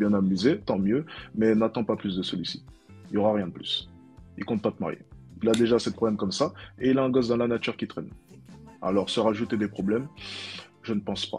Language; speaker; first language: French; native; French